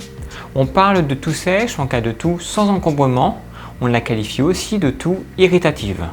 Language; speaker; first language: French; native; French